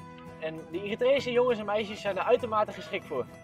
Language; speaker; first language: Dutch; native; Dutch